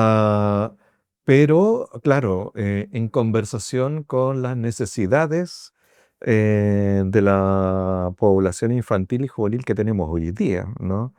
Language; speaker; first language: Spanish; native; Spanish